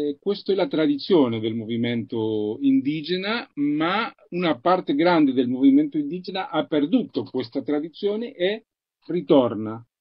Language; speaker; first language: Italian; non-native, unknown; Spanish